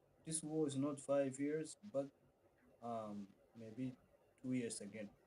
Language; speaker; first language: English; non-native, fluent; Arabic